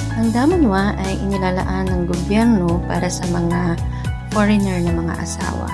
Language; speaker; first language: Filipino; native; Filipino